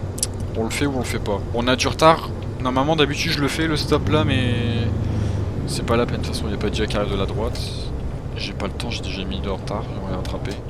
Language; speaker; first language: French; native; French